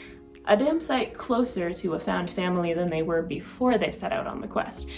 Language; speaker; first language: English; native; English